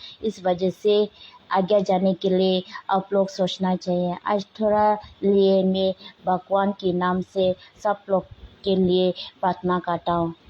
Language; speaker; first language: Hindi; non-native, local second language; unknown